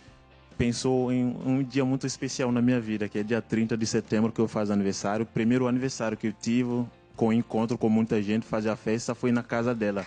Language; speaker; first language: Portuguese; non-native, fluent; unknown